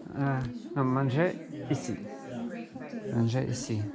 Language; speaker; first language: French; non-native, learner; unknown